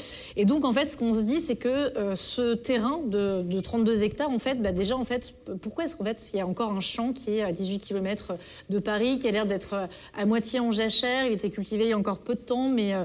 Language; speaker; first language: French; native; French